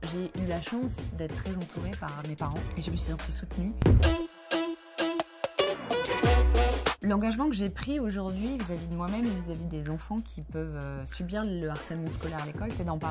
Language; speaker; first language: French; native; French